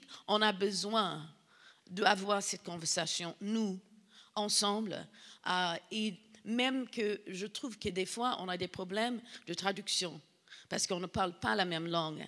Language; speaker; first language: French; non-native, fluent; English